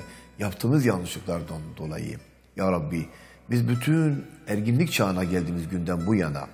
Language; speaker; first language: Turkish; native; Turkish